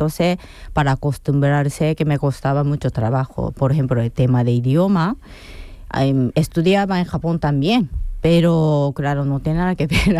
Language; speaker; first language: Spanish; non-native, fluent; Japanese